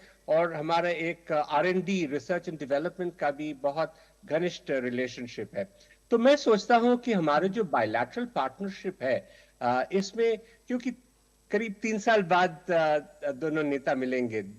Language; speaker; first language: Hindi; native; Hindi